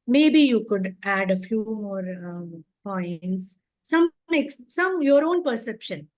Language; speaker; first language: English; non-native, local second language; Kannada